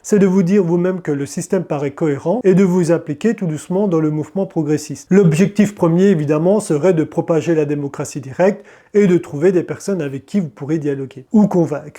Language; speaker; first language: French; native; French